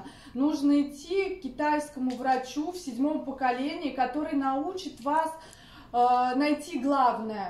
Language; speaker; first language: Russian; native; Russian